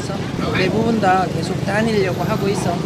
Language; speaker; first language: Korean; native; Korean